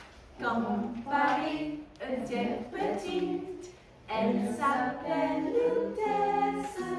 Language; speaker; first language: French; non-native, fluent; Spanish